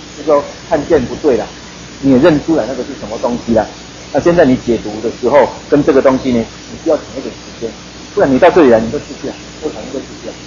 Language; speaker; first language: Chinese; native; Chinese